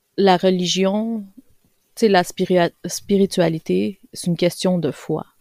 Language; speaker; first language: French; early bilingual, other home language; Spanish